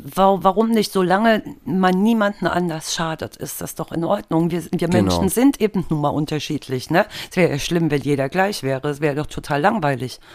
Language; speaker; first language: German; native; German